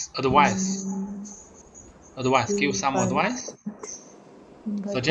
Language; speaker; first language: English; non-native, learner; Vietnamese